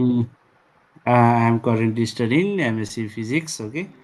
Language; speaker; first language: English; non-native, fluent; Nepali